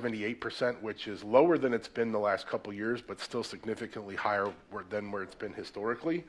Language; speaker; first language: English; native; English